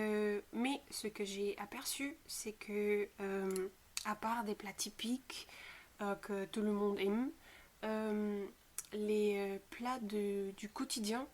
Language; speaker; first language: French; non-native, fluent; Bulgarian